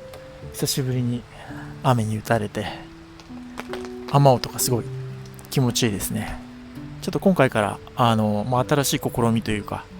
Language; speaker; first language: Japanese; native; Japanese